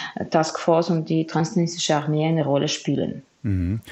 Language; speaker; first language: German; non-native, fluent; Ukrainian